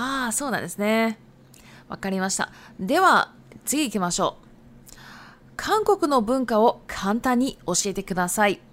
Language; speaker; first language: Japanese; non-native, fluent; Chinese